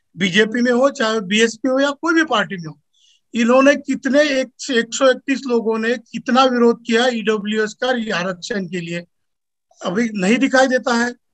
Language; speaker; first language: Hindi; non-native, local second language; Marathi